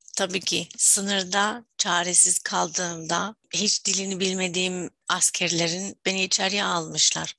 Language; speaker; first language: Turkish; non-native, fluent; Arabic